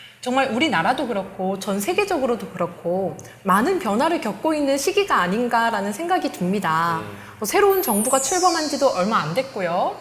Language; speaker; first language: Korean; native; Korean